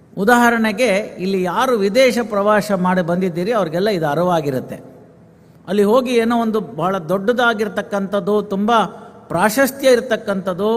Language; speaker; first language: Kannada; native; Kannada